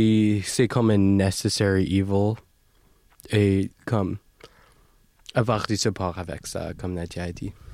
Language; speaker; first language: French; non-native, local second language; English